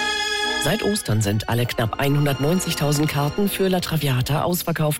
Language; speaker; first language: German; native; German